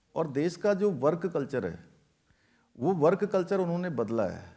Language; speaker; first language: Hindi; native; Hindi